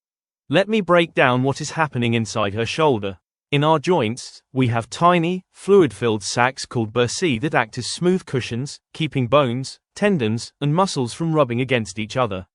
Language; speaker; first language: English; non-native, fluent; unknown